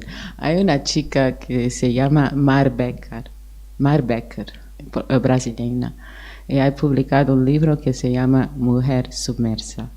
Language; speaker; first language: Spanish; non-native, fluent; Portuguese